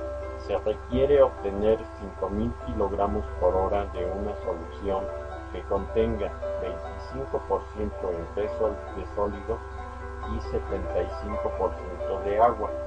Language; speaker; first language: Spanish; native; Spanish